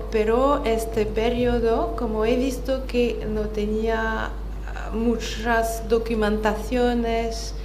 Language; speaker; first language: Spanish; non-native, fluent; French